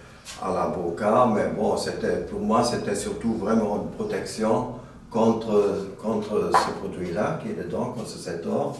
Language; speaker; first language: French; non-native, fluent; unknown